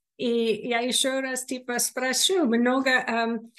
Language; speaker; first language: Russian; non-native, learner; English